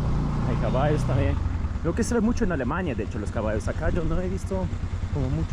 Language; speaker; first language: Spanish; non-native, fluent; Russian